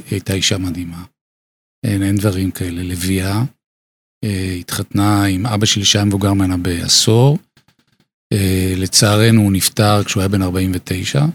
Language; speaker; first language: Hebrew; native; Hebrew